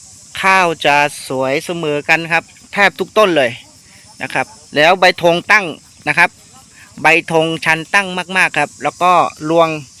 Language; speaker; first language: Thai; native; Thai